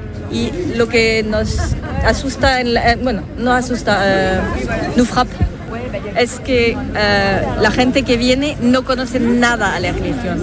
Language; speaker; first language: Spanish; non-native, fluent; French